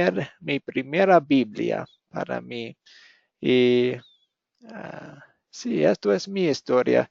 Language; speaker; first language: Spanish; non-native, fluent; English